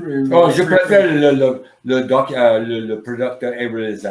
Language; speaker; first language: French; non-native, learner; English